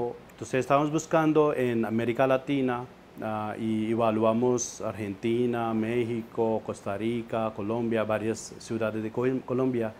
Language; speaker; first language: Spanish; non-native, fluent; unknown